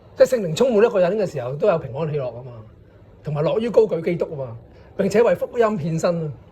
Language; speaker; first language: Cantonese; native; Cantonese